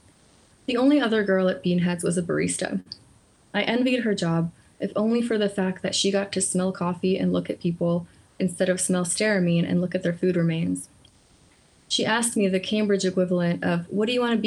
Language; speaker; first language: English; early bilingual, other home language; Polish